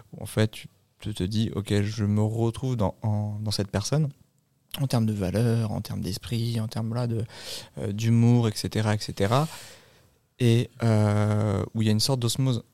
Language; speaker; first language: French; native; French